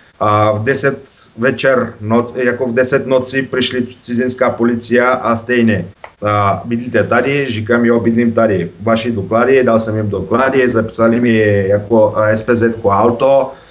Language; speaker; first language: Czech; non-native, learner; Bulgarian